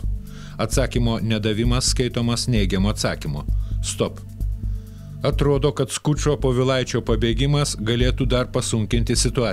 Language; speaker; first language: Lithuanian; native; Lithuanian